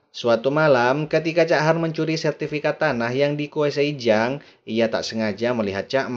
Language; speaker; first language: Indonesian; native; Indonesian